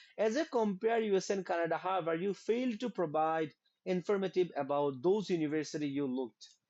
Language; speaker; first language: English; non-native, local second language; Bangla